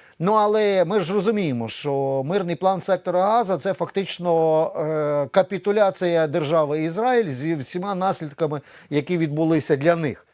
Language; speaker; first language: Ukrainian; native; Ukrainian